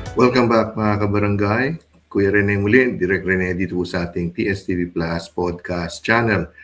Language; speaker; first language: Filipino; native; Filipino